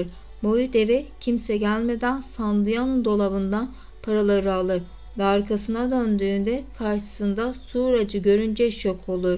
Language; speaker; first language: Turkish; native; Turkish